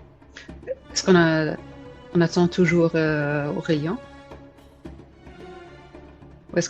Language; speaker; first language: French; non-native, fluent; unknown